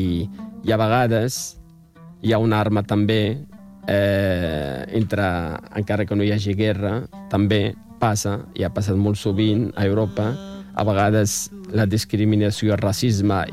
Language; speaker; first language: Catalan; non-native, fluent; Riffian